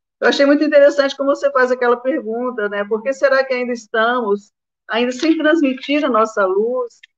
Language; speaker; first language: Portuguese; native; Portuguese